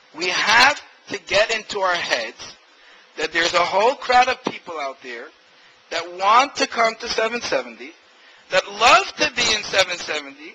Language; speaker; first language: English; native; English